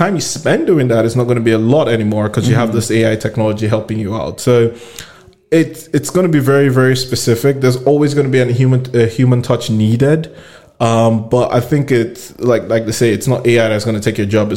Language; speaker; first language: English; non-native, local second language; Yoruba